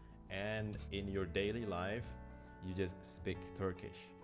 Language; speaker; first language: English; non-native, fluent; Indonesian